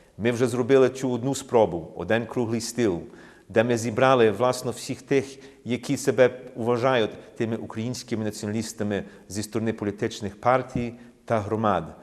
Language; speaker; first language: Ukrainian; early bilingual, heritage; Ukrainian